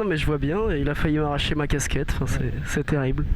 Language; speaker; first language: French; native; French